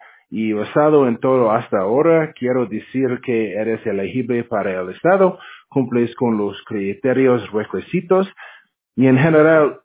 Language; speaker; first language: Spanish; non-native, learner; English